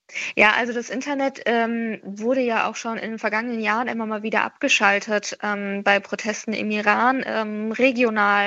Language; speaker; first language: German; early bilingual, other home language; Persian